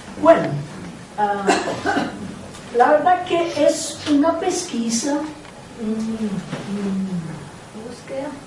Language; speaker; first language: Spanish; non-native, fluent; Portuguese